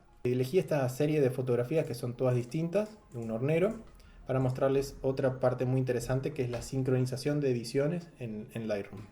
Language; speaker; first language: Spanish; native; Spanish